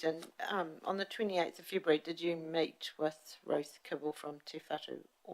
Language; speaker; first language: English; native; English